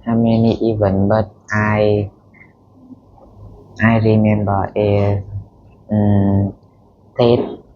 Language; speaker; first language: English; non-native, learner; Vietnamese